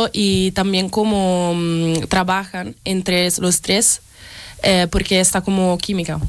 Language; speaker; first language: Spanish; non-native, learner; Italian